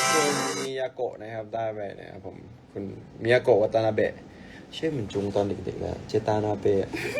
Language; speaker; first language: Thai; native; Thai